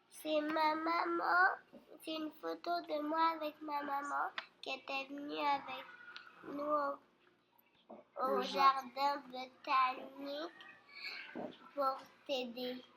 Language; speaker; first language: French; non-native, learner; Portuguese